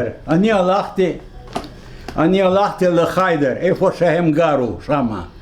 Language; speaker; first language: Hebrew; non-native, fluent; Yiddish